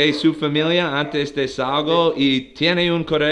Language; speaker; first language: Spanish; non-native, learner; English